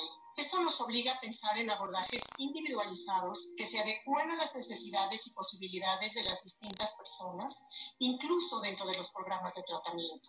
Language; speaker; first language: Spanish; native; Spanish